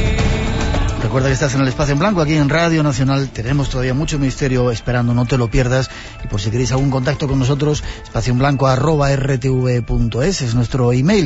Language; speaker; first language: Spanish; native; Spanish